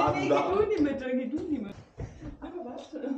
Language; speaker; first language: German; native; German